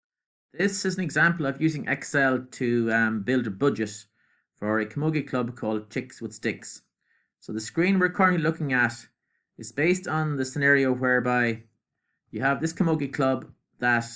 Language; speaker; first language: English; native; English